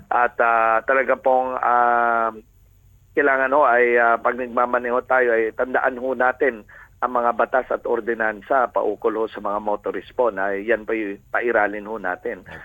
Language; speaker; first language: Filipino; native; Filipino